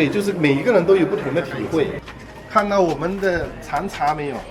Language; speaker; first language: Chinese; native; Chinese